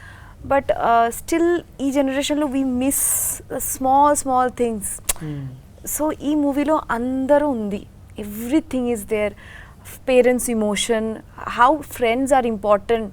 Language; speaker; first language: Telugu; non-native, learner; Bangla